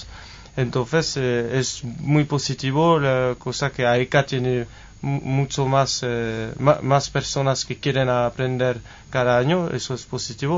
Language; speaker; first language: Spanish; non-native, fluent; French